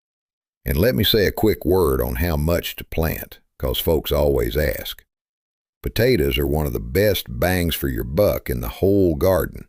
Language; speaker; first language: English; native; English